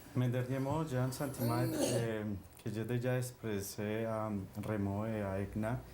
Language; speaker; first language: French; non-native, fluent; Spanish